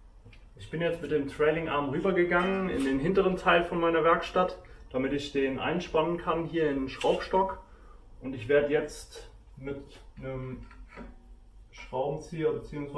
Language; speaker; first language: German; native; German